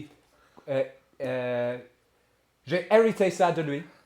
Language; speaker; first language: French; non-native, fluent; English